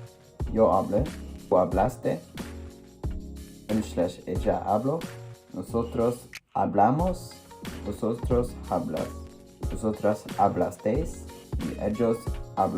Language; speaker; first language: Spanish; non-native, learner; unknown